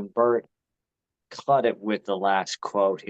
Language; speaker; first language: English; native; English